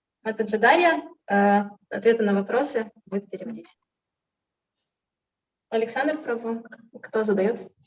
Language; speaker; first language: Russian; native; Russian